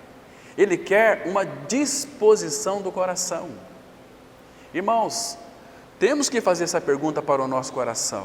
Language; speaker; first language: Portuguese; native; Portuguese